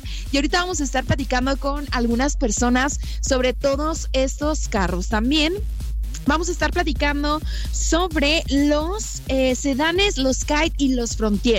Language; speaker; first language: Spanish; native; Spanish